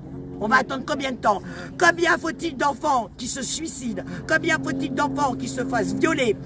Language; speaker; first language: French; native; French